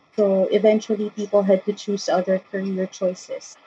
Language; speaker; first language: English; non-native, local second language; Chavacano